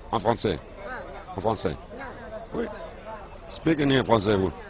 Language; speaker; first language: French; non-native, fluent; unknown